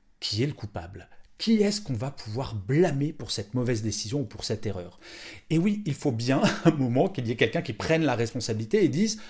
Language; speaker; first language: French; native; French